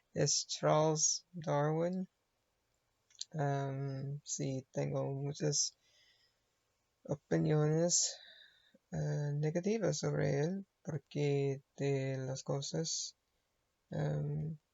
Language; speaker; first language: Spanish; non-native, learner; English